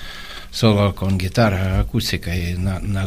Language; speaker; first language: Spanish; non-native, learner; Russian